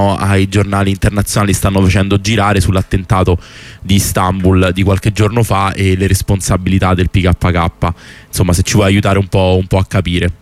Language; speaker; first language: Italian; native; Italian